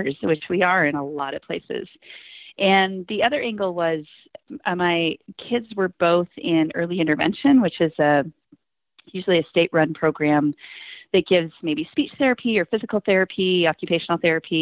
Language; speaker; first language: English; native; English